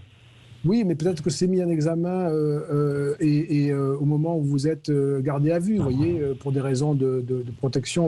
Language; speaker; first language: French; native; French